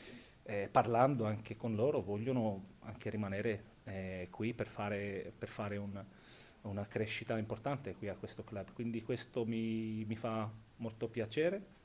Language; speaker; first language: Italian; non-native, fluent; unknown